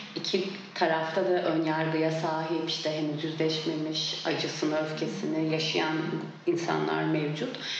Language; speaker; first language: Turkish; non-native, local second language; Kurdish